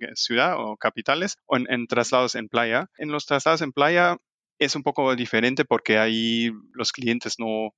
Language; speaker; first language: Spanish; non-native, fluent; German